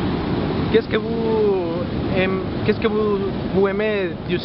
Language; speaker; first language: French; non-native, learner; Spanish